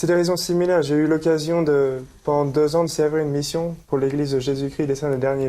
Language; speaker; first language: French; native; French